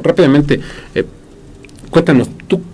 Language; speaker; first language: Spanish; native; Spanish